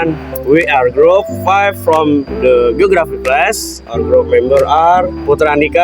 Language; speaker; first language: English; non-native, learner; Indonesian